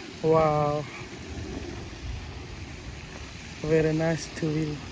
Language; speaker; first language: English; non-native, learner; Vietnamese